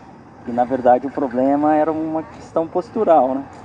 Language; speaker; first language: Portuguese; native; Portuguese